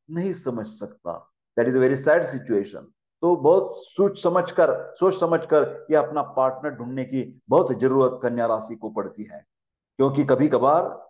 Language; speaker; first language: Hindi; non-native, local second language; Marathi